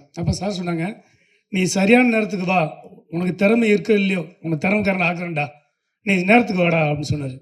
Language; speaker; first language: Tamil; native; Tamil